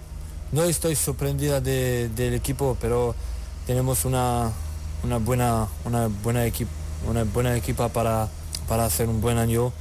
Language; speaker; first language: Spanish; non-native, learner; French